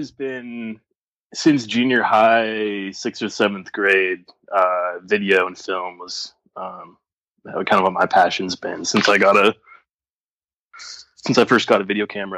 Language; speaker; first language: English; native; English